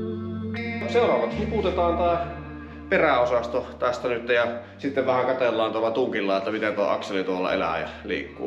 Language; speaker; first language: Finnish; native; Finnish